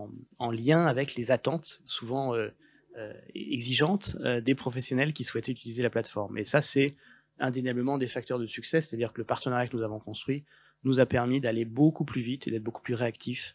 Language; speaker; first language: French; native; French